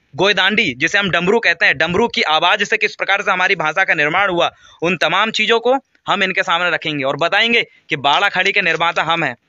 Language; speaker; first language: Hindi; native; Hindi